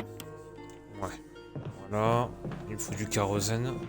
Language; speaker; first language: French; native; French